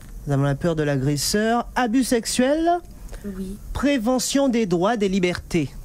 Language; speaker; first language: French; native; French